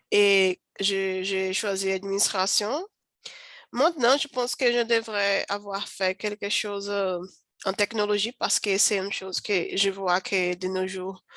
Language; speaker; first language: French; non-native, learner; Portuguese